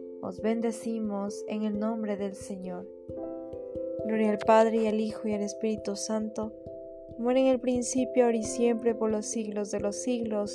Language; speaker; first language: Spanish; native; Spanish